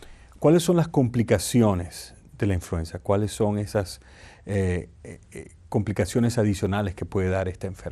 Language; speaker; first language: Spanish; native; Spanish